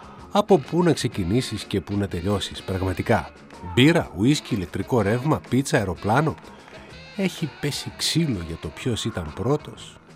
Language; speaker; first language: Greek; native; Greek